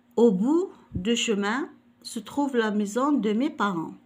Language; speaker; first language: French; non-native, local second language; Arabic